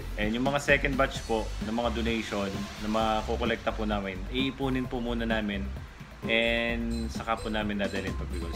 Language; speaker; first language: Filipino; native; Filipino